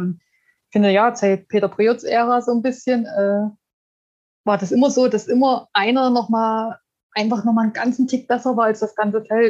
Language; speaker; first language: German; native; German